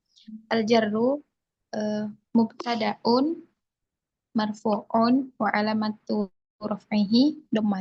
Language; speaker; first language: Arabic; non-native, learner; Indonesian